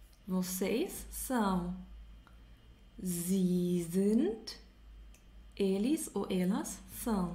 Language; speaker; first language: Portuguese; non-native, fluent; German